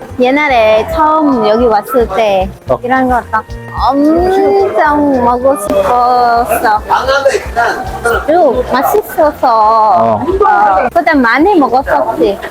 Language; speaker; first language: Korean; non-native, learner; Vietnamese